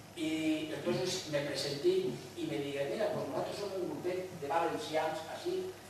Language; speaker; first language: Spanish; non-native, local second language; Catalan